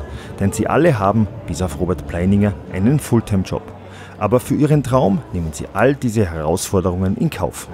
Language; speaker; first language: German; native; German